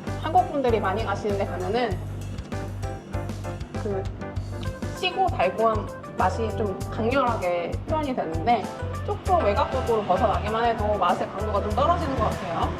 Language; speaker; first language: Korean; native; Korean